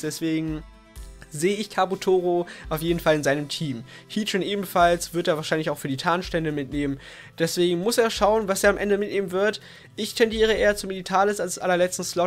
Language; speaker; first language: German; native; German